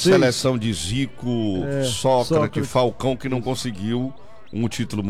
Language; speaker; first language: Portuguese; native; Portuguese